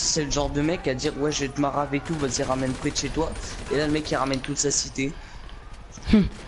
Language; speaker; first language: French; native; French